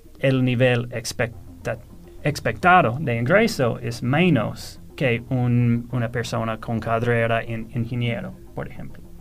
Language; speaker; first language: Spanish; non-native, fluent; English